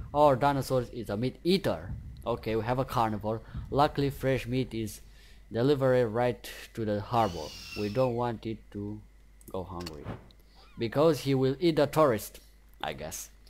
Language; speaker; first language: English; non-native, learner; Romanian